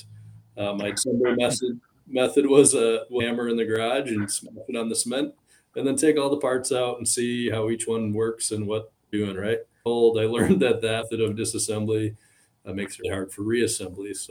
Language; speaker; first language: English; native; English